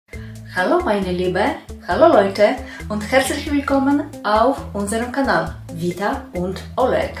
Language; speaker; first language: German; non-native, learner; Russian